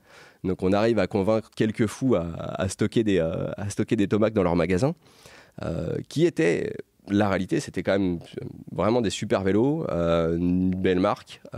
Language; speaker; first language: French; native; French